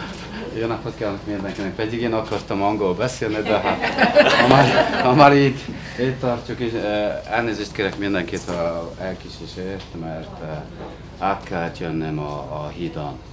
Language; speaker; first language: Hungarian; non-native, fluent; Mongolian